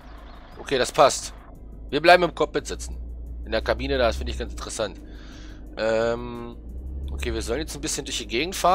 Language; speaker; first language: German; native; German